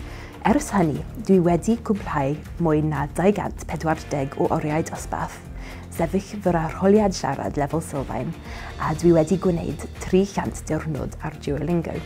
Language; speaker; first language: Welsh; non-native, learner; English